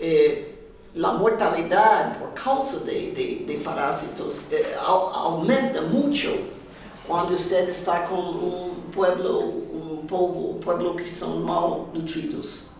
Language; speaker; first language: Spanish; non-native, fluent; Portuguese